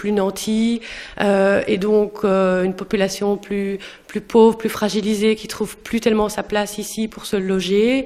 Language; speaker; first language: French; native; French